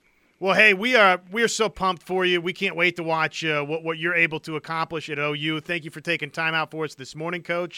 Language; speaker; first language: English; native; English